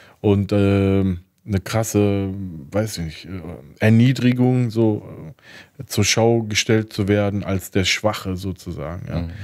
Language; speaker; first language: German; early bilingual, other home language; Turkish